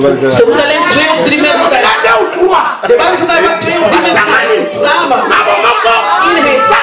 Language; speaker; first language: Dutch; non-native, learner; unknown